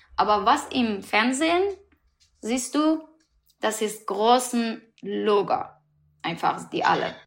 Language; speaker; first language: German; non-native, learner; Persian